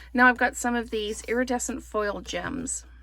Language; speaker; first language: English; native; English